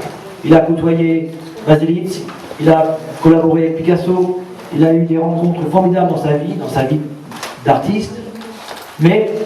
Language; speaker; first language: French; native; French